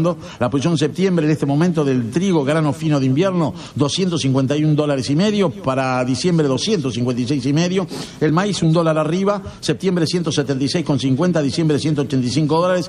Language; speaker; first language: Spanish; native; Spanish